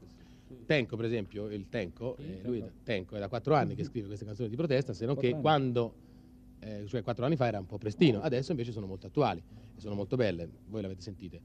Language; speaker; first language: Italian; native; Italian